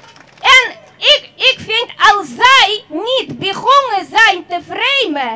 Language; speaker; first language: Dutch; non-native, fluent; Russian